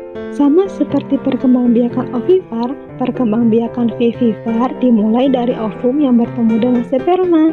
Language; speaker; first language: Indonesian; native; Indonesian